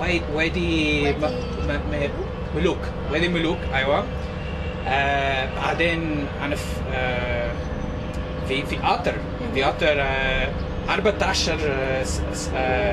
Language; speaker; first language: Arabic; non-native, learner; English